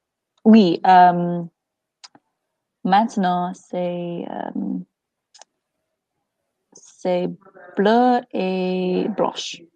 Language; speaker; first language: French; non-native, learner; English